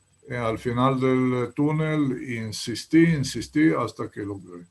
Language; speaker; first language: Spanish; non-native, fluent; Hebrew